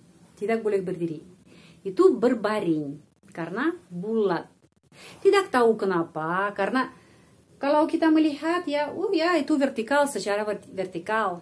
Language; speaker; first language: Indonesian; non-native, fluent; Russian